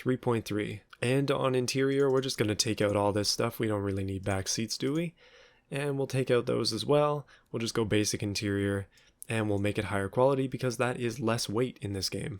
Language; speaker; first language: English; native; English